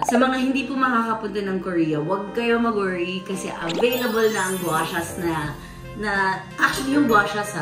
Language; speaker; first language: Filipino; native; Filipino